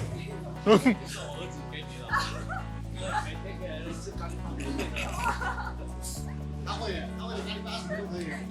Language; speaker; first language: Chinese; non-native, local second language; English